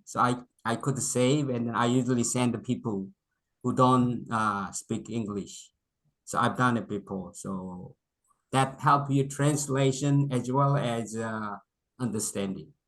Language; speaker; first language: English; non-native, local second language; Korean